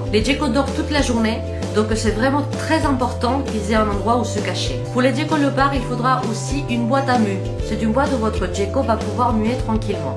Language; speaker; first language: French; non-native, fluent; Spanish